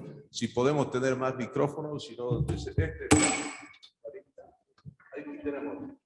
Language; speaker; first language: Spanish; native; Spanish